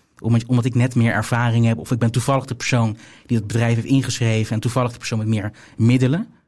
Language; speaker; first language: Dutch; native; Dutch